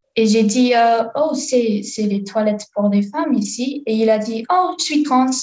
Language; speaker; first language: French; non-native, fluent; English